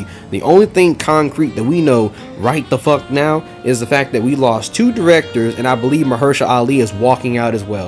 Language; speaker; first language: English; native; English